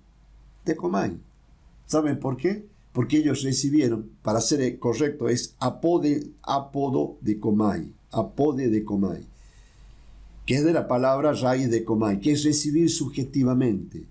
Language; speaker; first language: Spanish; native; Spanish